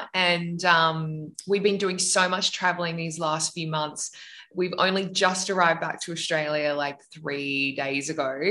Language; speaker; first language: English; native; English